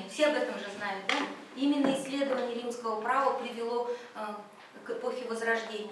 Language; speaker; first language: Russian; native; Russian